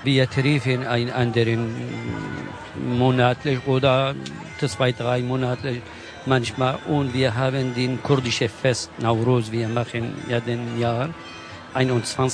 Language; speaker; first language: German; non-native, learner; Kurdish